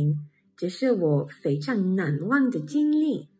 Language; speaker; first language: Chinese; non-native, fluent; English